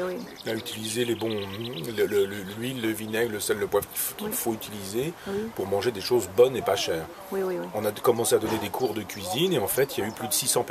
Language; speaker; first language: French; native; French